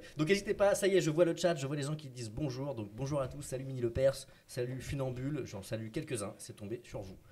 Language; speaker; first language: French; native; French